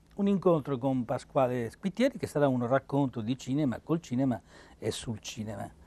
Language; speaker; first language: Italian; native; Italian